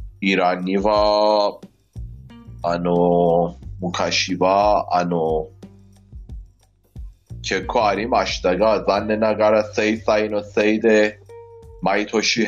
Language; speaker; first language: Japanese; non-native, learner; Persian